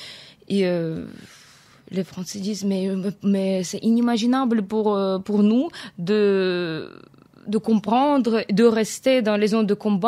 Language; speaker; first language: French; non-native, fluent; Ukrainian